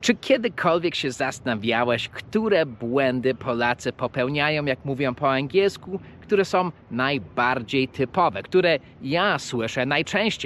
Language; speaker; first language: Polish; non-native, fluent; English